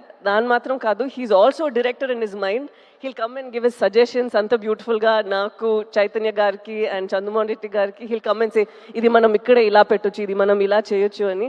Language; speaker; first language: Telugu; non-native, local second language; Tamil